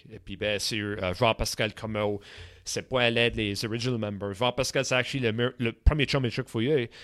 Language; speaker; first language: French; native; French